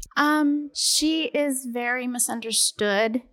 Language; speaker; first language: English; native; English